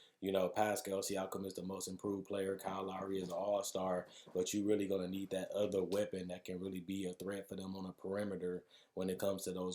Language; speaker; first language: English; native; English